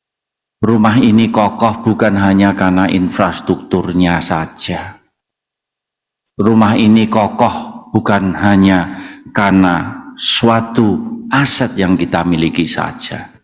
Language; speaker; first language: Indonesian; native; Indonesian